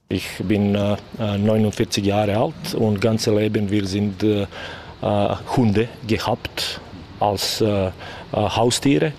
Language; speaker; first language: German; non-native, learner; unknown